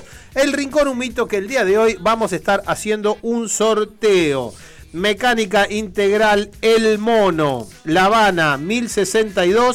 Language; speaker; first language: Spanish; native; Spanish